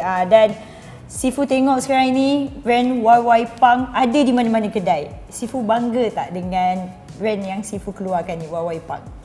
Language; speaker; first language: Malay; native; Malay